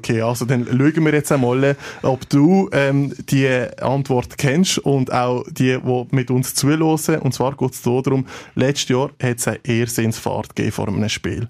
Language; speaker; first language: German; native; German